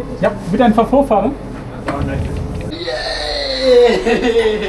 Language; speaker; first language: German; non-native, learner; Malayalam